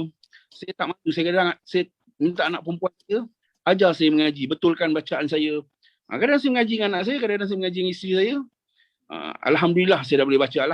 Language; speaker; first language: Indonesian; non-native, local second language; Malay